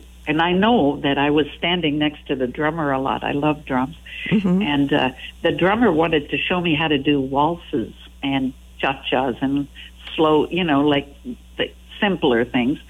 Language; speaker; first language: English; non-native, fluent; French